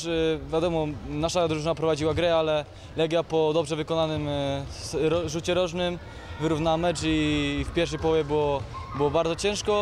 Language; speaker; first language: Polish; native; Polish